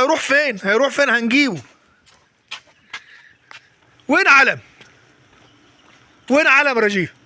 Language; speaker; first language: Arabic; native; Arabic